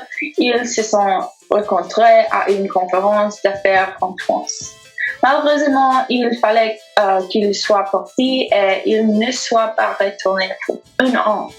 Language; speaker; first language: French; non-native, learner; English